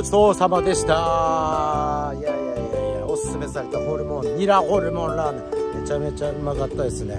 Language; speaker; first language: Japanese; native; Japanese